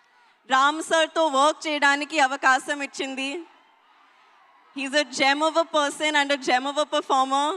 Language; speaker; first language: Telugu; non-native, learner; Hindi